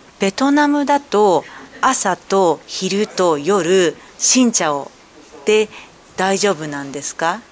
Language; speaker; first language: Japanese; native; Japanese